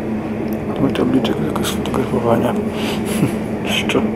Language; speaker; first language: Polish; native; Polish